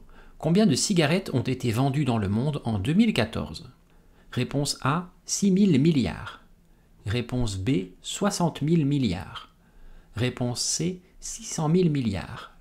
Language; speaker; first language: French; native; French